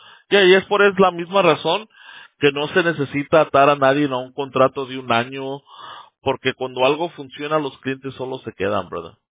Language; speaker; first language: Spanish; early bilingual, heritage; Spanish